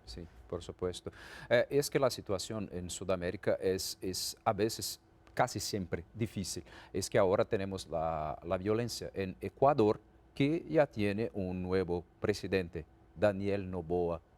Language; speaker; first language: Spanish; non-native, fluent; Portuguese